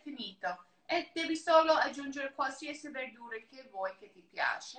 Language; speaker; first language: Italian; non-native, learner; English